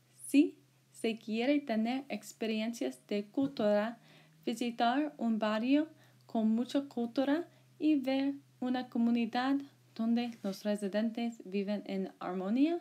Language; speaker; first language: Spanish; non-native, learner; English